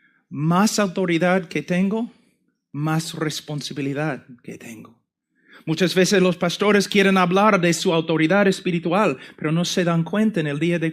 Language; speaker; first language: Spanish; non-native, fluent; English